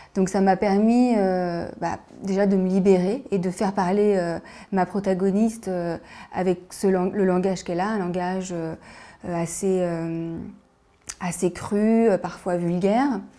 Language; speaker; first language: French; native; French